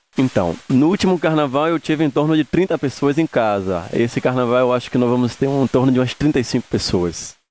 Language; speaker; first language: Portuguese; native; Portuguese